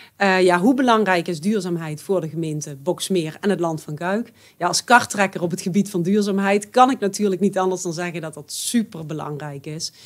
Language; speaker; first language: Dutch; native; Dutch